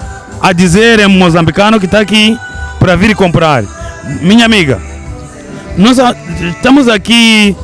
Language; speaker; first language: Portuguese; non-native, learner; Kinyarwanda